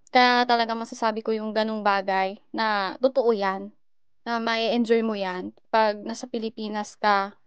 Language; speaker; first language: Filipino; early bilingual, other home language; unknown